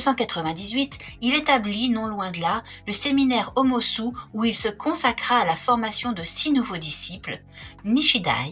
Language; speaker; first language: French; native; French